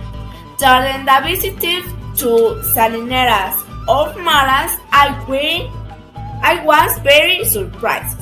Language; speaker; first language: English; non-native, learner; Spanish